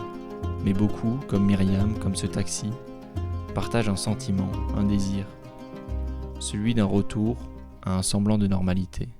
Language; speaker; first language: French; native; French